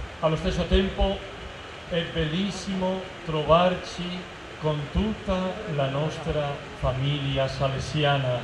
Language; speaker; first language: Italian; non-native, fluent; Spanish